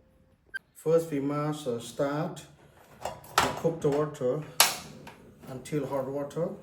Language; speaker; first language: English; non-native, learner; Khmer